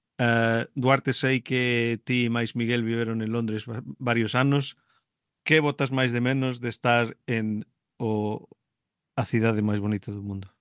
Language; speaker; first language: Galician; early bilingual, heritage; Galician